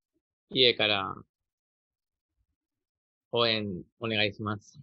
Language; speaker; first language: Japanese; non-native, learner; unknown